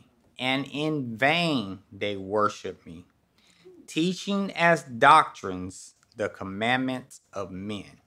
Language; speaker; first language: English; native; English